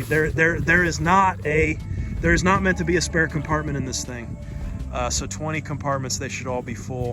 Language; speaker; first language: English; native; English